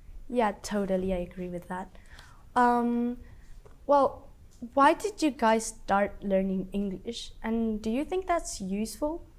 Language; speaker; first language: English; non-native, fluent; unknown